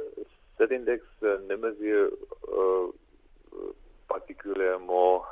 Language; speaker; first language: French; non-native, fluent; Czech